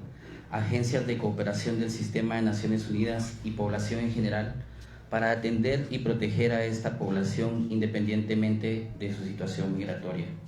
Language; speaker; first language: Spanish; native; Spanish